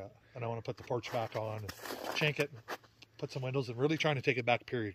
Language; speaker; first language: English; native; English